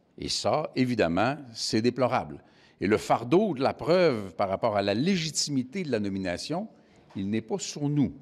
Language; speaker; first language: French; native; French